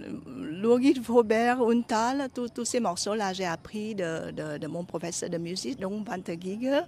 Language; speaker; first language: French; non-native, fluent; Vietnamese